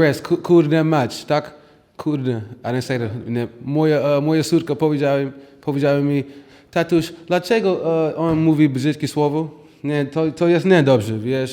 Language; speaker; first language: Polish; non-native, learner; English